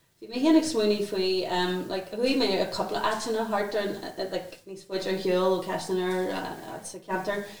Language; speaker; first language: Irish; non-native, local second language; English